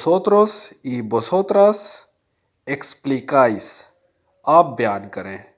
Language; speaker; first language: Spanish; non-native, fluent; Urdu